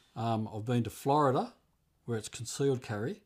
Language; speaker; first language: English; native; English